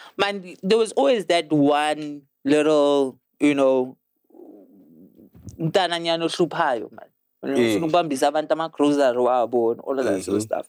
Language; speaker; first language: English; non-native, local second language; Zulu